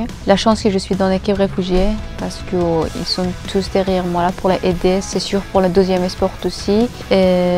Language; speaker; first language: French; non-native, learner; Persian